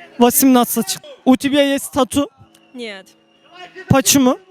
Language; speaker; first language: Russian; non-native, learner; Turkish